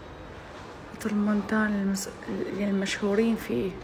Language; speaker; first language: Arabic; native; Arabic